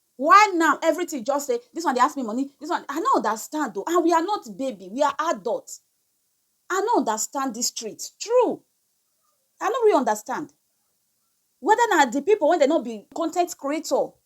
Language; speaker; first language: Nigerian Pidgin; non-native, local second language; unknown